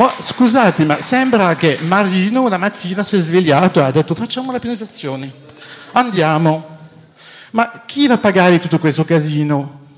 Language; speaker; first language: Italian; non-native, fluent; French